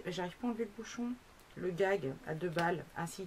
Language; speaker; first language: French; native; French